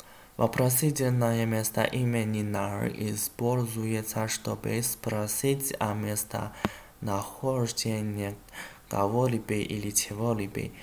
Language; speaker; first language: Russian; non-native, learner; Chinese